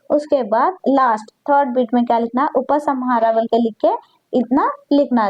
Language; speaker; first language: Hindi; non-native, local second language; Kannada